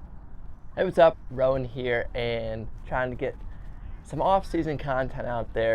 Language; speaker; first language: English; native; English